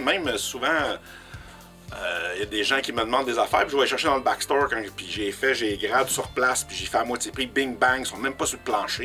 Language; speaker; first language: French; native; French